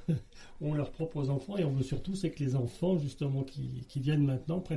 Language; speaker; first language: French; native; French